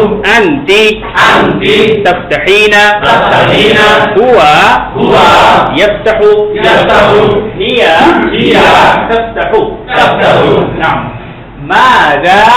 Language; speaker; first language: Arabic; non-native, fluent; Bangla